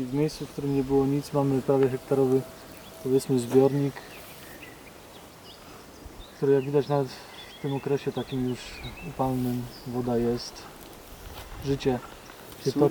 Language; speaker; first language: Polish; native; Polish